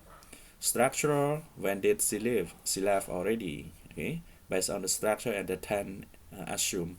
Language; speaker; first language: English; non-native, fluent; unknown